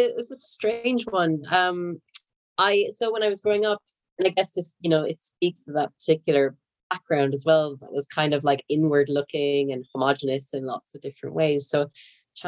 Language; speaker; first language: English; native; English